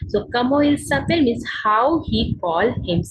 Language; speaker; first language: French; non-native, learner; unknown